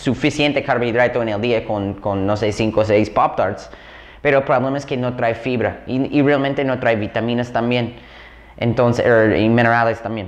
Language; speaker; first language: Spanish; non-native, fluent; English